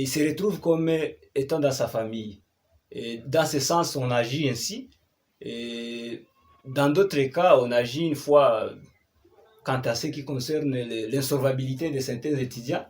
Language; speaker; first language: French; non-native, local second language; Kinyarwanda